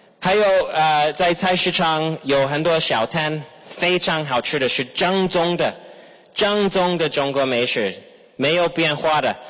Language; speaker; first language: Chinese; non-native, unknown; English